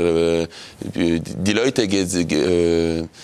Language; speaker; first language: German; non-native, local second language; French